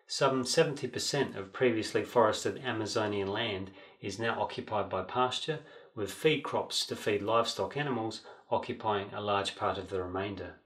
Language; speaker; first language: English; native; English